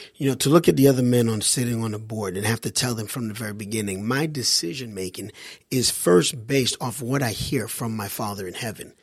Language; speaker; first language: English; early bilingual, other home language; Haitian Creole